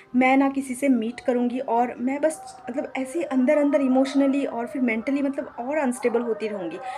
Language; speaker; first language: Hindi; non-native, local second language; Bangla